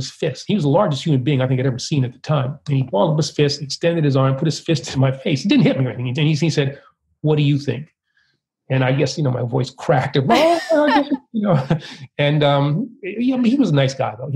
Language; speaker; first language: English; native; English